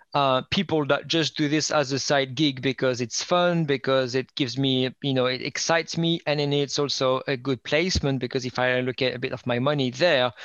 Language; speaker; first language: English; non-native, fluent; French